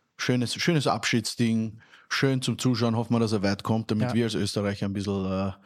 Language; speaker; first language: German; native; German